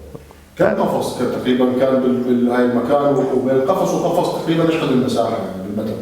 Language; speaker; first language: Arabic; native; Arabic